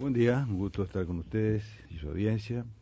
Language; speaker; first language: Spanish; native; Spanish